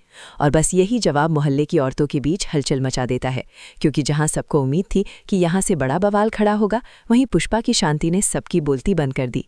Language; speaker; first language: Hindi; native; Hindi